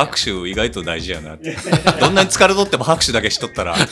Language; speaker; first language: Japanese; native; Japanese